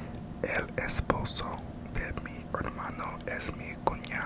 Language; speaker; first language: Spanish; non-native, learner; English